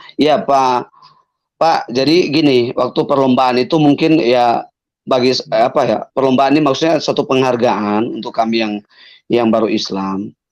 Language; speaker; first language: Indonesian; native; Indonesian